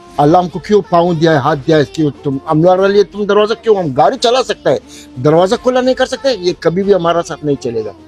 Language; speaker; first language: Hindi; non-native, learner; Arabic